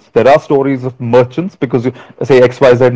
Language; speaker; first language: English; non-native, local second language; Malayalam